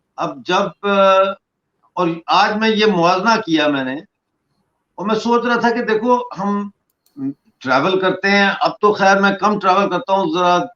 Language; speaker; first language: Urdu; non-native, local second language; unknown